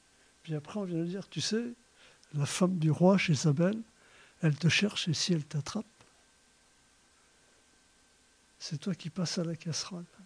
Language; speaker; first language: French; native; French